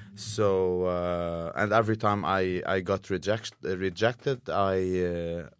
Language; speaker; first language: English; non-native, fluent; Arabic